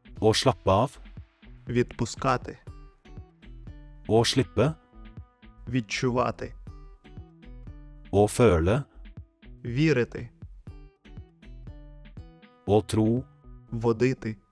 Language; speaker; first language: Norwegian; non-native, fluent; Ukrainian